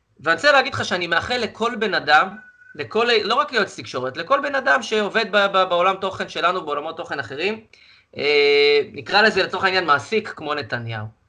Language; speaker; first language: Hebrew; native; Hebrew